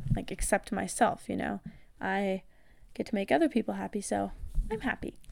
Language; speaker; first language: English; native; English